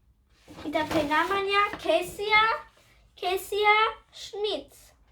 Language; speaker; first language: Indonesian; early bilingual, heritage; Indonesian